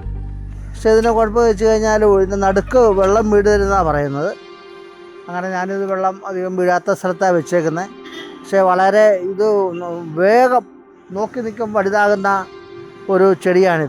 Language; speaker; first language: Malayalam; native; Malayalam